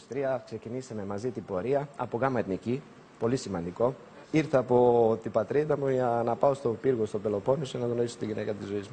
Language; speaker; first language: Greek; non-native, fluent; Serbian